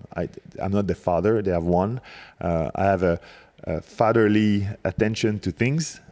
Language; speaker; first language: English; non-native, fluent; French